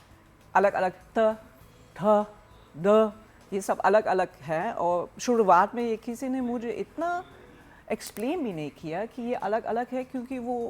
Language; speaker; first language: Hindi; non-native, learner; German